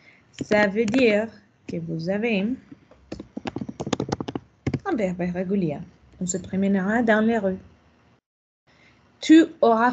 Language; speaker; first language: French; non-native, fluent; Spanish